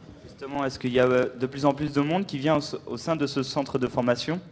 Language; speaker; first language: French; native; French